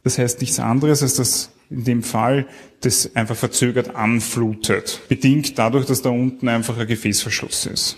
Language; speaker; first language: German; native; German